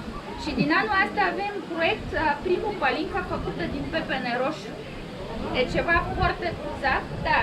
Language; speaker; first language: Romanian; non-native, learner; Bulgarian